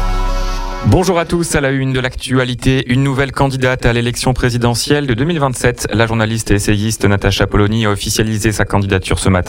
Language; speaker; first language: French; native; French